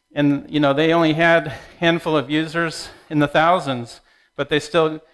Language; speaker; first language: English; native; English